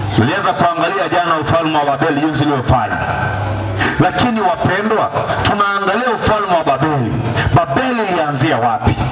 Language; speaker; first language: Swahili; non-native, local second language; Gusii